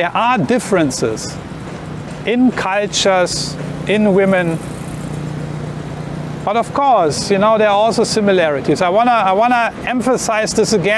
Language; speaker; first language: English; non-native, fluent; German